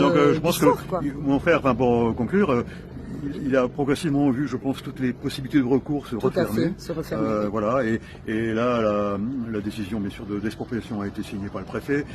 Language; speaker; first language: French; native; French